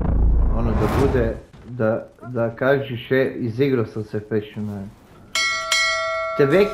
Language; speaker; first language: Serbian; native; Serbian